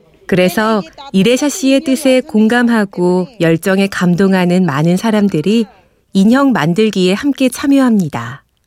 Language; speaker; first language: Korean; native; Korean